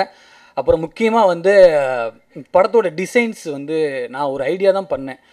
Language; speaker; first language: Tamil; native; Tamil